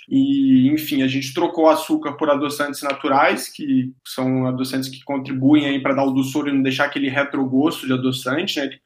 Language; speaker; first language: Portuguese; native; Portuguese